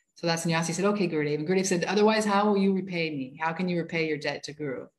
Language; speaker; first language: English; native; English